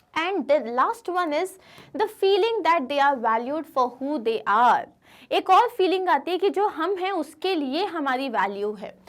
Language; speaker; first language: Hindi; non-native, local second language; Telugu